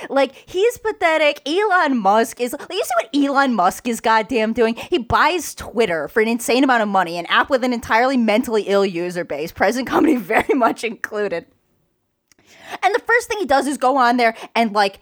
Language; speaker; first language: English; native; English